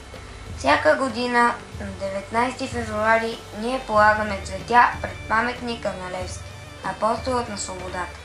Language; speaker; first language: Bulgarian; native; Bulgarian